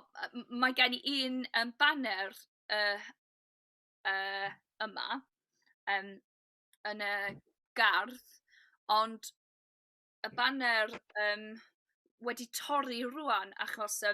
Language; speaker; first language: Welsh; non-native, learner; English